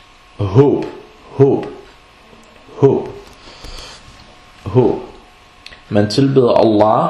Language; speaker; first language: Danish; non-native, fluent; Arabic